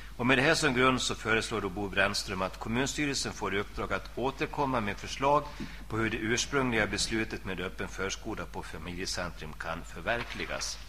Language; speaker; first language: Swedish; native; Swedish